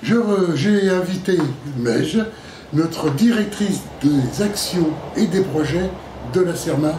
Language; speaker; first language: French; native; French